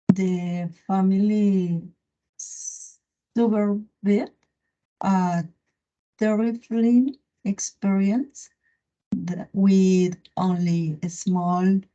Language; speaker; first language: English; non-native, learner; Spanish